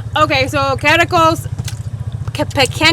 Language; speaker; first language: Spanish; non-native, learner; English